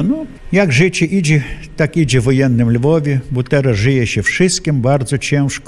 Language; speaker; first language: Polish; early bilingual, heritage; Polish